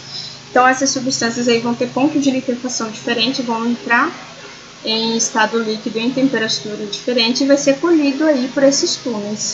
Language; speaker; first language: Portuguese; native; Portuguese